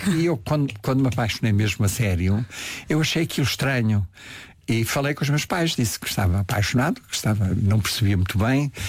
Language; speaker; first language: Portuguese; early bilingual, heritage; Portuguese